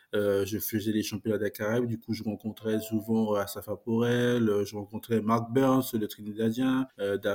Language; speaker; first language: French; native; French